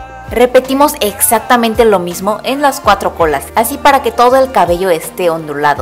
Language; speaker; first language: Spanish; non-native, fluent; Korean